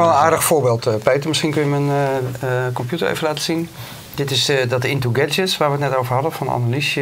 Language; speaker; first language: Dutch; native; Dutch